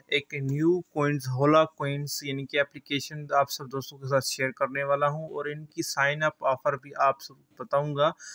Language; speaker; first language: Urdu; native; Urdu